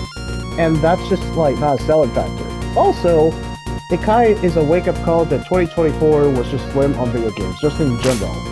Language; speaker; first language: English; native; English